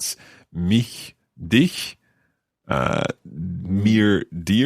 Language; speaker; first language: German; non-native, learner; English